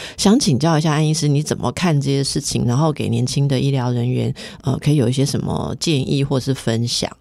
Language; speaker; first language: Chinese; native; Chinese